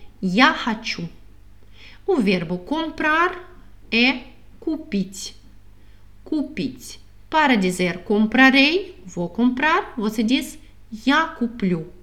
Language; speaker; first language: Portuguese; non-native, fluent; Russian